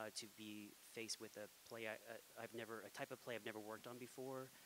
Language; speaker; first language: English; native; English